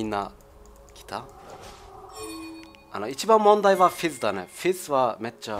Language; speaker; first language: Japanese; non-native, learner; German